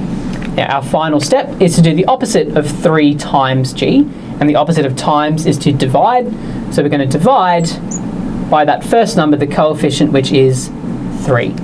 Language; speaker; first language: English; native; English